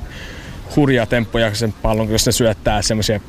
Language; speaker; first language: Finnish; non-native, learner; English